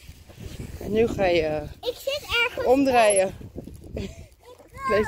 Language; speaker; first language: Dutch; native; Dutch